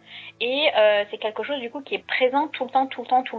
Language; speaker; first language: French; native; French